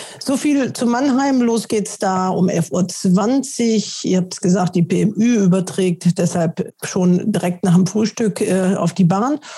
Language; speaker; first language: German; native; German